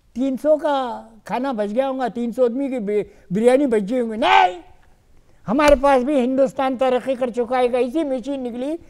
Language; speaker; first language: Hindi; non-native, local second language; Urdu